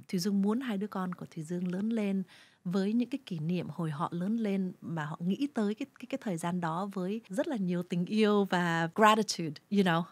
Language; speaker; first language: Vietnamese; early bilingual, heritage; Vietnamese